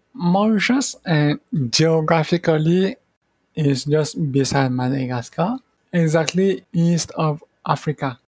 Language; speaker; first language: English; non-native, fluent; Morisyen